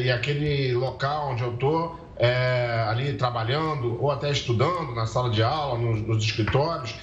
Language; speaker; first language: Portuguese; native; Portuguese